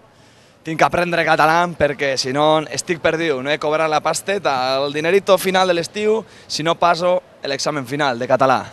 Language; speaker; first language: Catalan; non-native, learner; Spanish